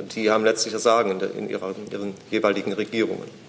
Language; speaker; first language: German; native; German